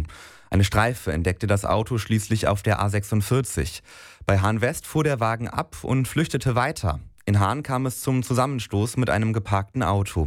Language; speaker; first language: German; native; German